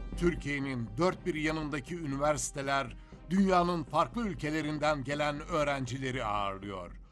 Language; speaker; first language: Turkish; native; Turkish